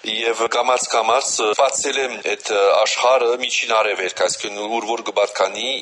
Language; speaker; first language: Armenian; early bilingual, heritage; Armenian